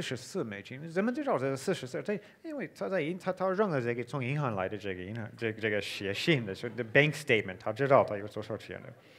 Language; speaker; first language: Chinese; non-native, fluent; English